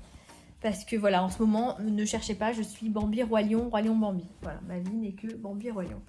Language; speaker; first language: French; native; French